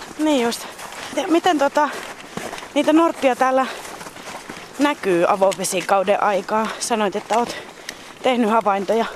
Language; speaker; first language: Finnish; native; Finnish